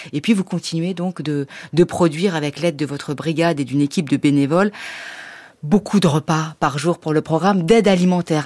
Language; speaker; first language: French; native; French